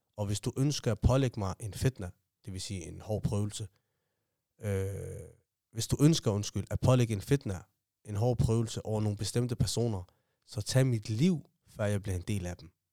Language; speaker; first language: Danish; early bilingual, other home language; Somali